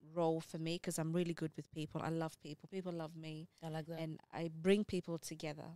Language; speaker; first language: English; early bilingual, other home language; Amharic